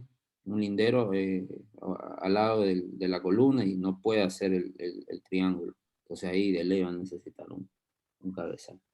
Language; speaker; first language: Spanish; native; Spanish